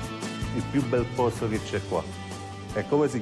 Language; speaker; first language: Italian; native; Italian